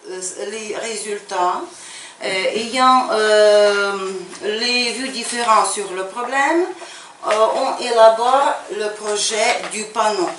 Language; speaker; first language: French; non-native, fluent; Ukrainian